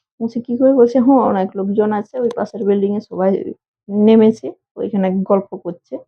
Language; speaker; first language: Bangla; non-native, local second language; Santali